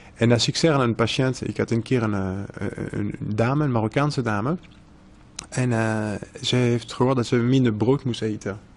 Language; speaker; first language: Dutch; non-native, fluent; French